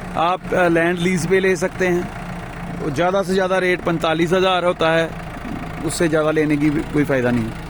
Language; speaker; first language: Hindi; non-native, local second language; Punjabi